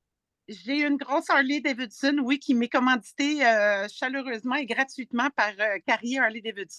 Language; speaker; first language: French; native; French